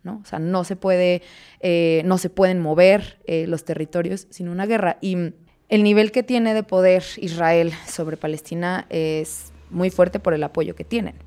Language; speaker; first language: Spanish; native; Spanish